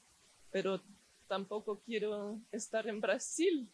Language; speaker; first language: Spanish; non-native, fluent; English